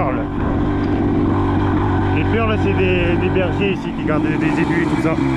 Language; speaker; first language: French; native; French